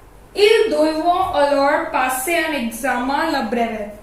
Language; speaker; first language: French; non-native, fluent; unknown